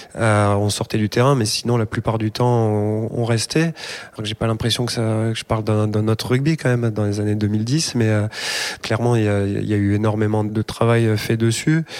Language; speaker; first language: French; native; French